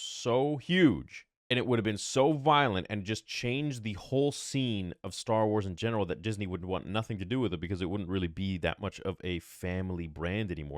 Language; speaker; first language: English; native; English